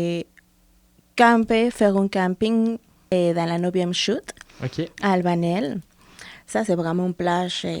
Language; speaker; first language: French; non-native, fluent; Spanish